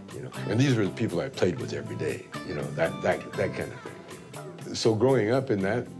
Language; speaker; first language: English; native; English